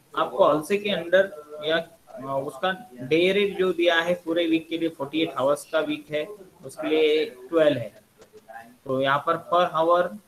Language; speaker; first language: Hindi; non-native, local second language; Marathi